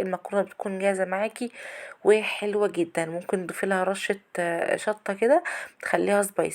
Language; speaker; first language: Arabic; native; Arabic